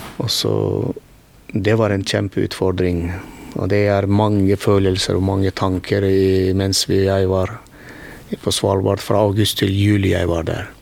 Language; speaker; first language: Norwegian; non-native, fluent; Turkmen